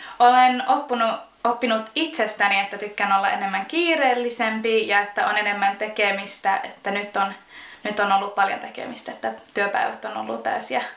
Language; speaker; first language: Finnish; non-native, fluent; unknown